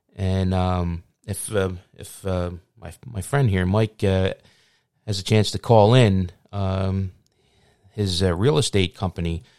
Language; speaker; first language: English; native; English